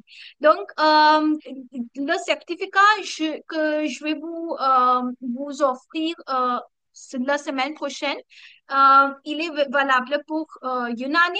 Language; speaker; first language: French; non-native, learner; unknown